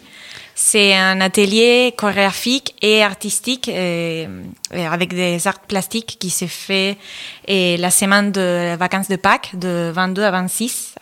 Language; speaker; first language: French; non-native, fluent; Spanish